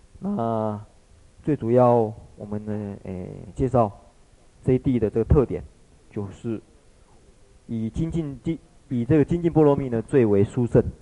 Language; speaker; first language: Chinese; native; Chinese